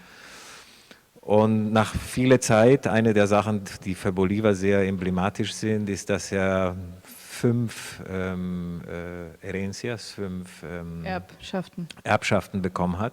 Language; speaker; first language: German; non-native, fluent; Spanish